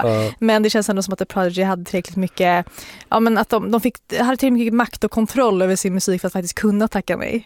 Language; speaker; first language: Swedish; native; Swedish